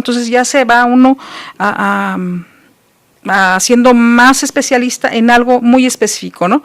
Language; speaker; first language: Spanish; native; Spanish